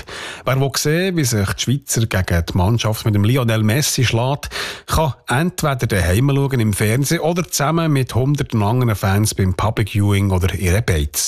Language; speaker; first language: German; native; German